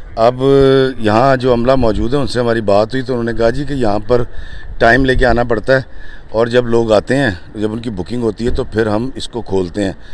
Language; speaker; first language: Urdu; non-native, local second language; Punjabi